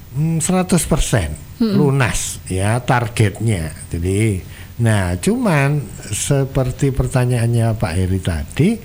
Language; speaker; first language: Indonesian; non-native, local second language; Javanese